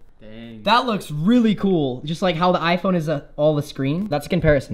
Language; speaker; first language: English; native; English